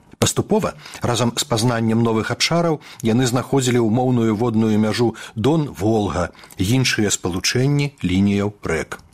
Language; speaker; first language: Belarusian; native; Belarusian